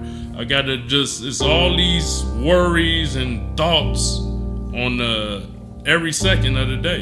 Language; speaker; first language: English; native; English